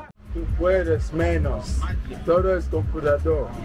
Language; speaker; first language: Spanish; non-native, learner; English